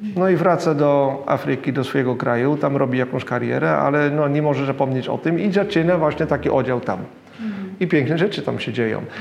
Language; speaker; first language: Polish; non-native, fluent; Dutch